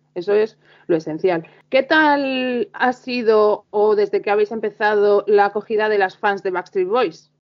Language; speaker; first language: Spanish; native; Spanish